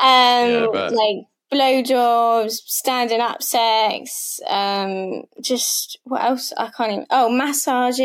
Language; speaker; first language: English; native; English